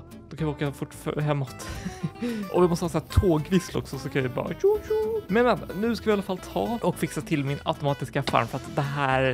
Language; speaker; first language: Swedish; native; Swedish